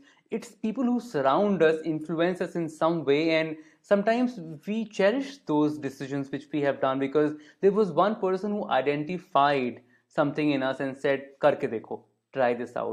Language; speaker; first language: English; non-native, local second language; Hindi